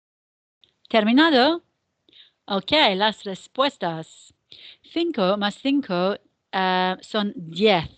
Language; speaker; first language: Spanish; non-native, fluent; English